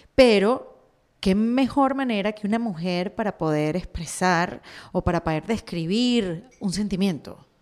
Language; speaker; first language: Spanish; native; Spanish